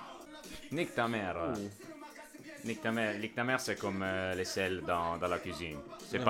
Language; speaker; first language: French; non-native, fluent; Italian